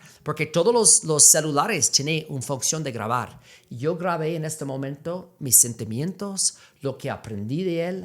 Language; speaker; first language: Spanish; non-native, fluent; English